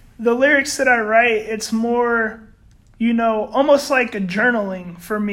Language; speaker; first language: English; native; English